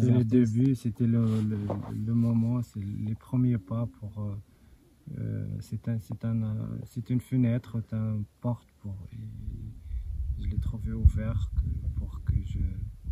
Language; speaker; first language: French; non-native, local second language; Arabic